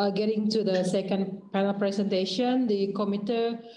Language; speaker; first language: English; non-native, fluent; Indonesian